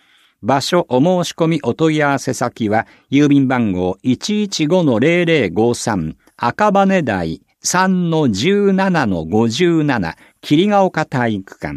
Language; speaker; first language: Japanese; native; Japanese